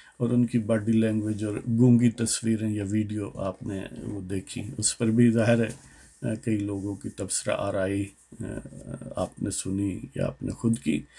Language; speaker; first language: Urdu; native; Urdu